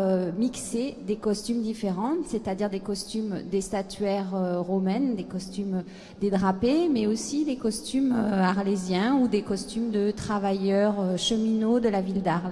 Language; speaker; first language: French; native; French